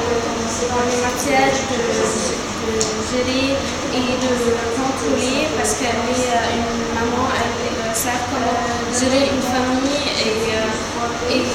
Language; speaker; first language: French; non-native, learner; Arabic